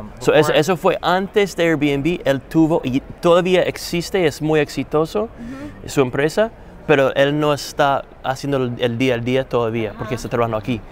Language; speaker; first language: Spanish; non-native, fluent; English